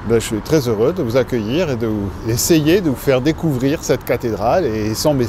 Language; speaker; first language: French; native; French